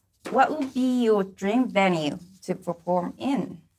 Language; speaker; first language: English; non-native, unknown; Japanese